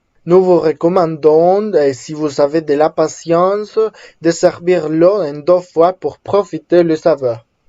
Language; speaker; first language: French; non-native, fluent; Spanish